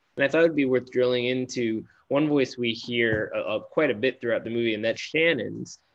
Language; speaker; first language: English; native; English